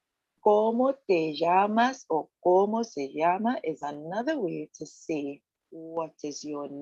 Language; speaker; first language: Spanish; non-native, fluent; English